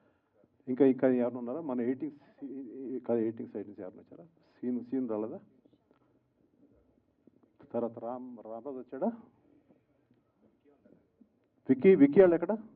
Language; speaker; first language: Telugu; native; Telugu